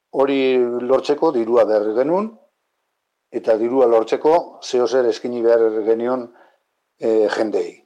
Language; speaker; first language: Basque; non-native, local second language; Spanish